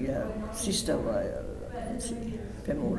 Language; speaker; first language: Swedish; early bilingual, heritage; English